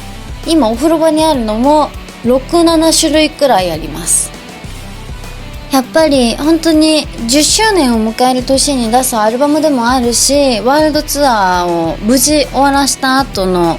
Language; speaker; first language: Japanese; native; Japanese